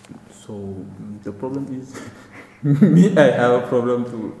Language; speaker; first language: English; non-native, learner; Wolof